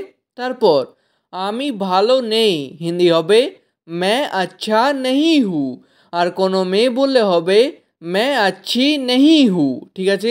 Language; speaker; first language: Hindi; non-native, local second language; Bangla